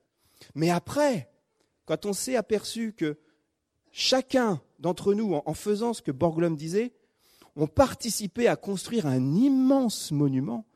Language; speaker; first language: French; native; French